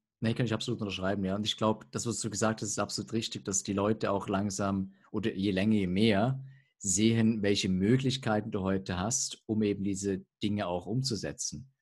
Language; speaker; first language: German; native; German